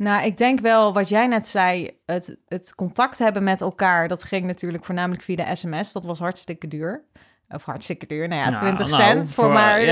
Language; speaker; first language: Dutch; native; Dutch